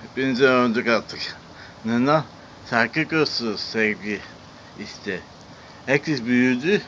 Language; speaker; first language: Turkish; non-native, learner; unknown